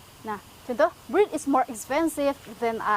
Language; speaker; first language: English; non-native, fluent; Indonesian